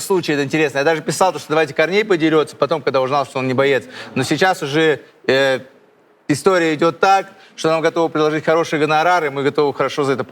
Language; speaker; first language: Russian; native; Russian